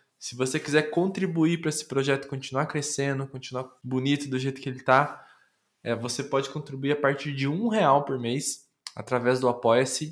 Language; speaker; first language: Portuguese; native; Portuguese